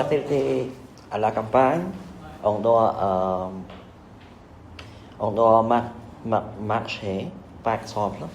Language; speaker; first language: French; non-native, learner; Khmer